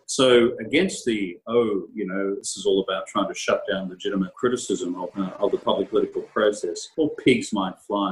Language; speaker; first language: English; native; English